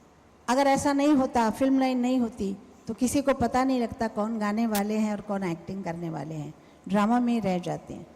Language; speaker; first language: Hindi; non-native, local second language; Marathi